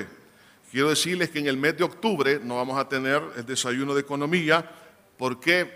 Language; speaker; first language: Spanish; native; Spanish